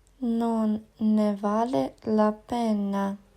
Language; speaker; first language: Italian; non-native, learner; Ukrainian